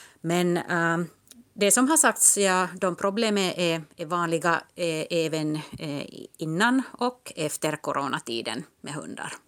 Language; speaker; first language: Swedish; non-native, local second language; Finnish